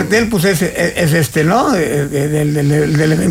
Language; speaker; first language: Spanish; native; Spanish